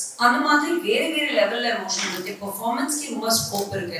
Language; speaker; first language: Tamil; non-native, learner; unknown